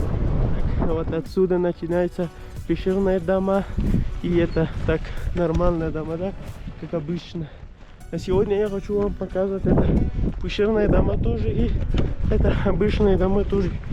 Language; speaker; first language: Russian; non-native, learner; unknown